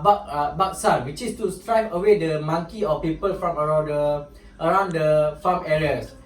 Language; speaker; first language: English; non-native, local second language; Malay